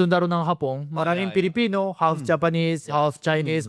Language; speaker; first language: Filipino; non-native, fluent; Japanese